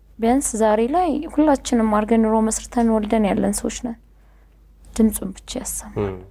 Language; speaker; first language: Amharic; native; Amharic